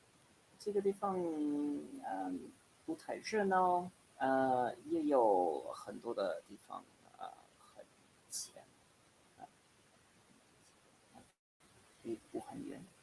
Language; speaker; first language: Chinese; non-native, learner; English